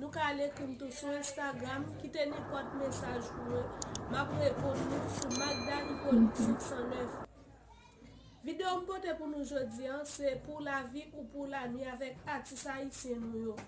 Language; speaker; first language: French; non-native, learner; Haitian Creole